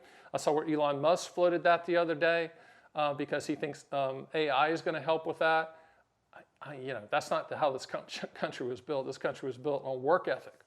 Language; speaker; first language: English; native; English